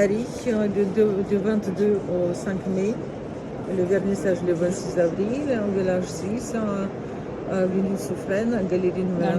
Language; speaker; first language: French; non-native, fluent; Romanian